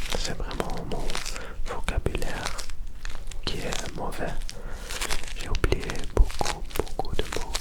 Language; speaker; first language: French; non-native, learner; Dutch